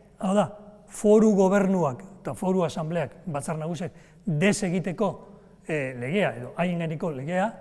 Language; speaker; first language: Basque; native; Basque